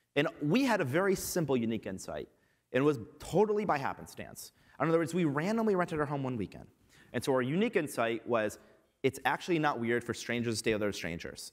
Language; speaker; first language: English; native; English